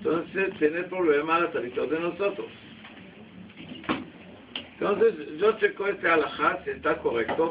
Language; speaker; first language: Spanish; non-native, learner; Hebrew